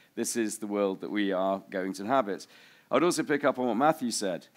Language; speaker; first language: English; native; English